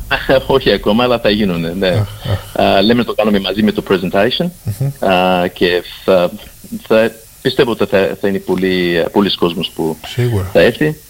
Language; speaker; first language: Greek; early bilingual, heritage; Greek